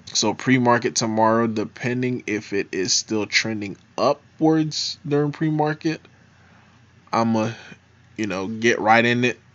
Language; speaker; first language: English; native; English